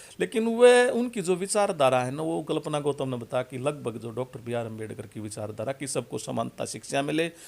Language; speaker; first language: Hindi; native; Hindi